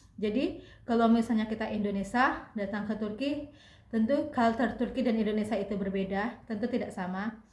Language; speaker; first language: Indonesian; native; Indonesian